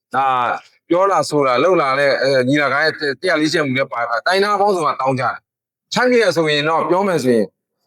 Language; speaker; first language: Burmese; non-native, local second language; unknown